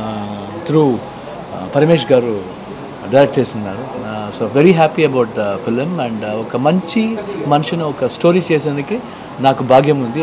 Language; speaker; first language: Telugu; non-native, learner; Kannada